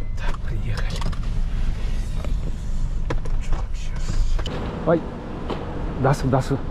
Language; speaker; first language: Russian; non-native, local second language; Kyrgyz